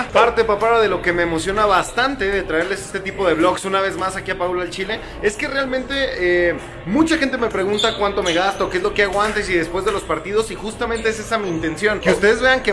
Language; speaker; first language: Spanish; native; Spanish